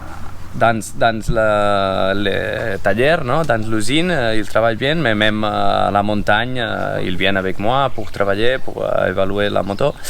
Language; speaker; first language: French; non-native, fluent; Spanish